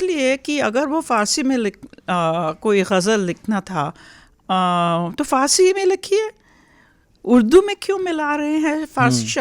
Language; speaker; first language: Hindi; early bilingual, heritage; Hindi